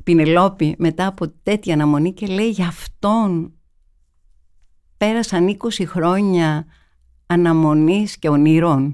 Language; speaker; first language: Greek; native; Greek